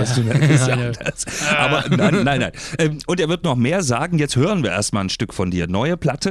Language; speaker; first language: German; native; German